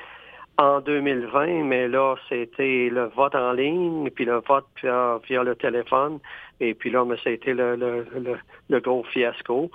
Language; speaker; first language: French; native; French